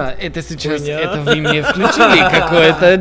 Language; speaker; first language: Russian; non-native, learner; Arabic